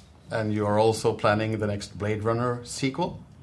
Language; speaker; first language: English; non-native, fluent; Norwegian